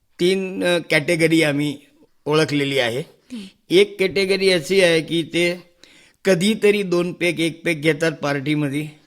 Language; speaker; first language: Marathi; non-native, local second language; Hindi